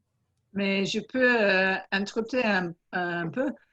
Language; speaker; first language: French; non-native, fluent; English